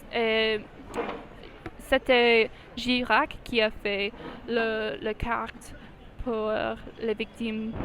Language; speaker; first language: French; non-native, learner; English